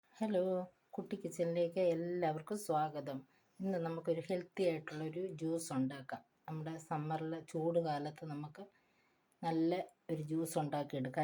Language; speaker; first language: Malayalam; native; Malayalam